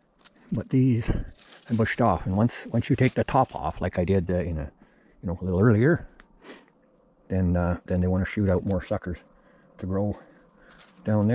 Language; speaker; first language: English; native; English